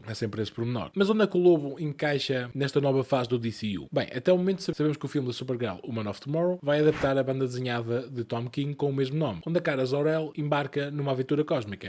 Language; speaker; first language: Portuguese; native; Portuguese